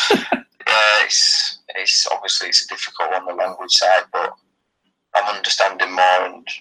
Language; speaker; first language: English; native; English